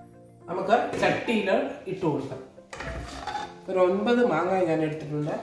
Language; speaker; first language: Malayalam; native; Malayalam